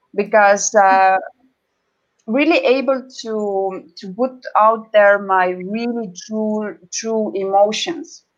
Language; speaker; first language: English; non-native, fluent; Estonian